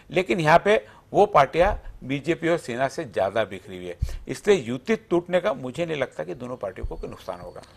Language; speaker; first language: Hindi; native; Hindi